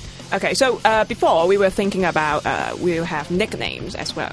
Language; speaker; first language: English; non-native, local second language; Cantonese